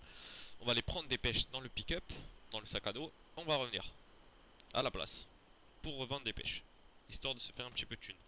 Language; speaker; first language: French; native; French